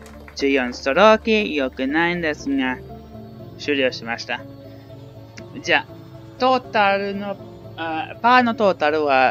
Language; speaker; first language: Japanese; non-native, learner; English